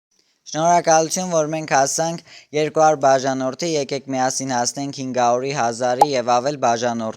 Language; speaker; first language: Armenian; early bilingual, heritage; Armenian